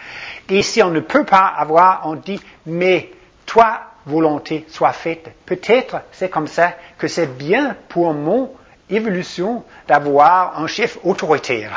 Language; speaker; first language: French; non-native, fluent; Danish